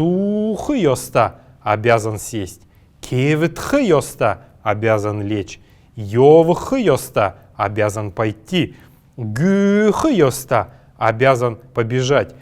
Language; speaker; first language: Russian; native; Russian